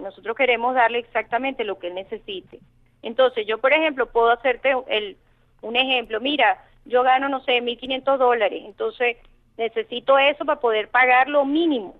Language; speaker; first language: Spanish; native; Spanish